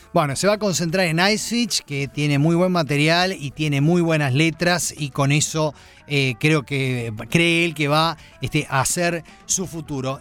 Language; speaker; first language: Spanish; native; Spanish